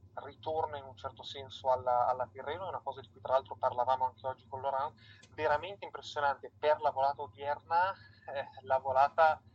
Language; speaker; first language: Italian; native; Italian